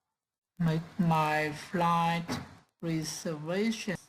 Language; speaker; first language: English; non-native, learner; Vietnamese